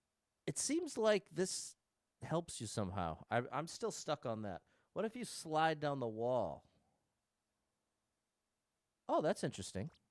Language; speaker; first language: English; native; English